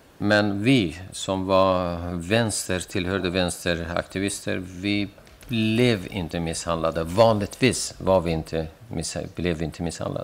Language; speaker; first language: Swedish; non-native, fluent; Persian